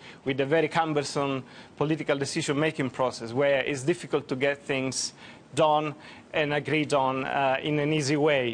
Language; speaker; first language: English; non-native, fluent; Italian